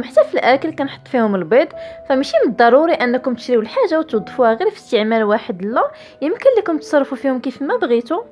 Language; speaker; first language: Arabic; native; Arabic